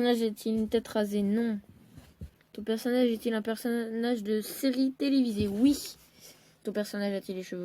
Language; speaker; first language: French; native; French